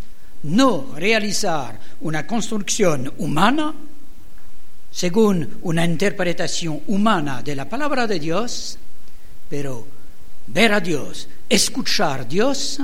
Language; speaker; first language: Spanish; non-native, learner; French